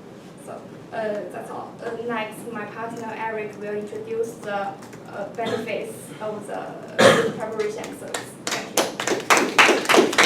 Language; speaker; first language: English; non-native, learner; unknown